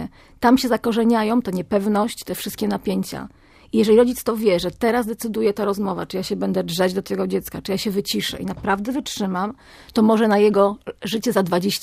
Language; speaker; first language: Polish; native; Polish